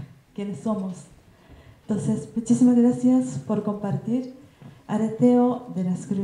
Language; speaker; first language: Spanish; non-native, learner; Japanese